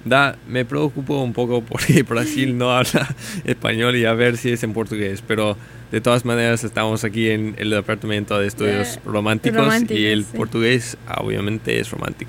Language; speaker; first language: Spanish; non-native, learner; English